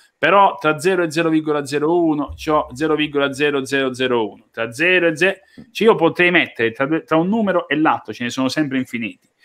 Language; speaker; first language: Italian; native; Italian